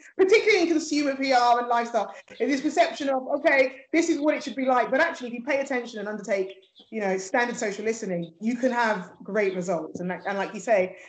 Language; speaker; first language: English; early bilingual, other home language; Yoruba